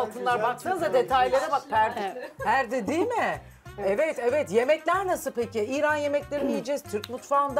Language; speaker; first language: Turkish; native; Turkish